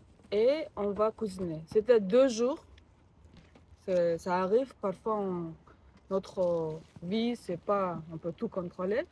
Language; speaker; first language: French; non-native, learner; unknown